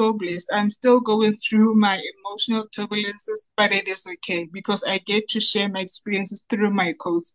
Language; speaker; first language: English; non-native, local second language; Southern Sotho